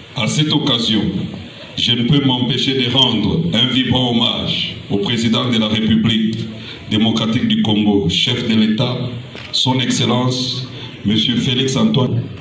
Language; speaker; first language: French; non-native, local second language; Luba-Lulua